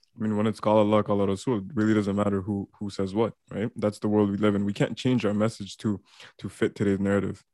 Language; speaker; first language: English; early bilingual, other home language; Bangla